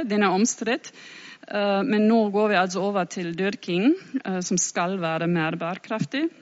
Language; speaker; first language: Norwegian; non-native, fluent; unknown